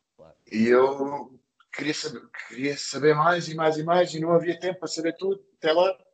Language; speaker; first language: Portuguese; early bilingual, other home language; English